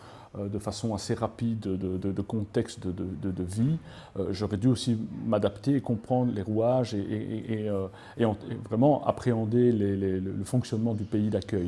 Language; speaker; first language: French; native; French